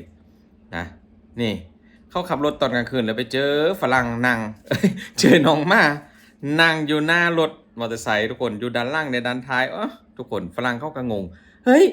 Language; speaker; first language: Thai; non-native, local second language; Lao